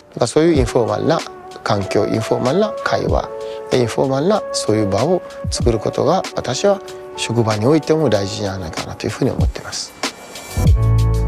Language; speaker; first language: Japanese; non-native, fluent; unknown